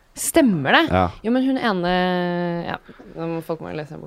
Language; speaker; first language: Norwegian; native; Norwegian